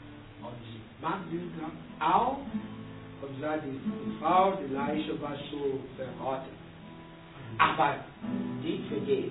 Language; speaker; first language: German; non-native, learner; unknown